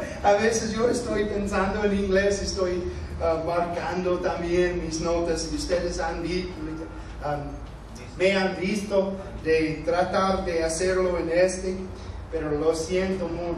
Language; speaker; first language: Spanish; non-native, fluent; English